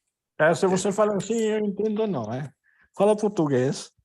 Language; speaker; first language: Portuguese; non-native, learner; Italian